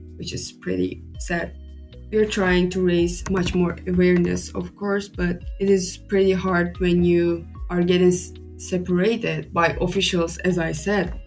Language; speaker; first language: English; non-native, fluent; Turkish